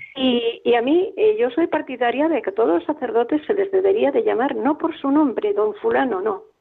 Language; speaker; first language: Spanish; native; Spanish